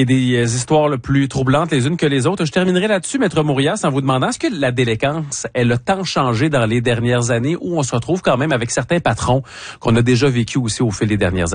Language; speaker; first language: French; native; French